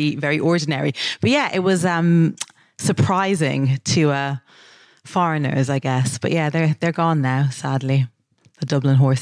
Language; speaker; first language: English; native; English